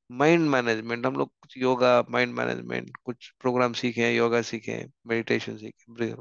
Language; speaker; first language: Hindi; non-native, local second language; Telugu